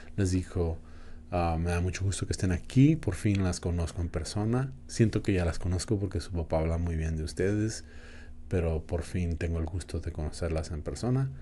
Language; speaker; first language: Spanish; native; Spanish